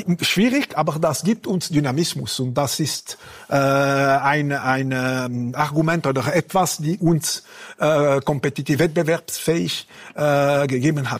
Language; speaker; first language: German; non-native, local second language; French